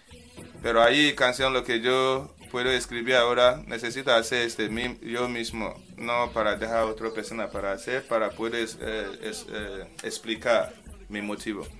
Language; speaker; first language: Spanish; non-native, learner; English